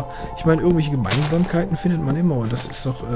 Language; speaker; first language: German; native; German